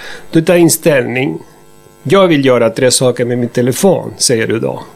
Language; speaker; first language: Swedish; non-native, fluent; Spanish